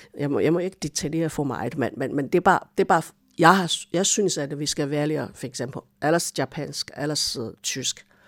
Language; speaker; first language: Danish; non-native, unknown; Chinese